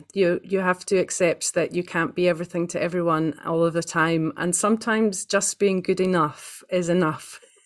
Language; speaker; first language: English; native; English